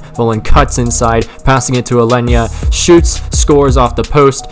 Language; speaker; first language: English; native; English